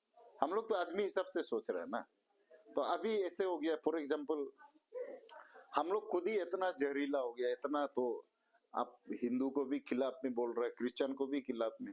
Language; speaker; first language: Hindi; non-native, local second language; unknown